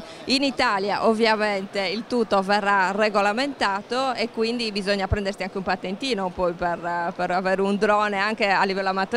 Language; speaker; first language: Italian; native; Italian